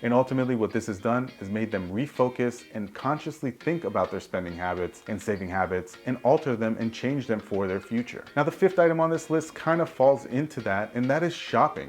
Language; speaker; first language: English; native; English